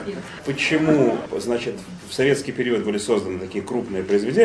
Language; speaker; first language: Russian; native; Russian